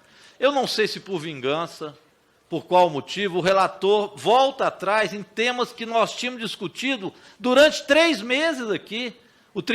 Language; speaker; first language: Portuguese; native; Portuguese